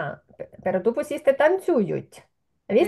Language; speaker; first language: Spanish; non-native, fluent; Ukrainian